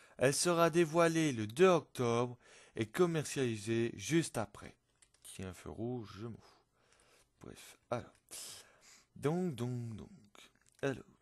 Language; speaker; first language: French; native; French